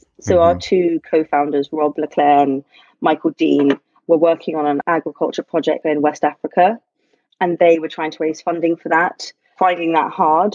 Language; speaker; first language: English; native; English